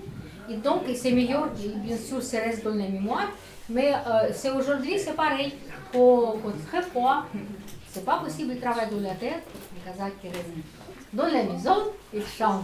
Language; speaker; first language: French; non-native, learner; Russian